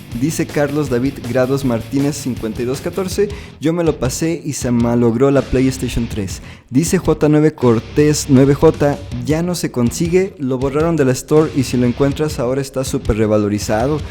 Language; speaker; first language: Spanish; native; Spanish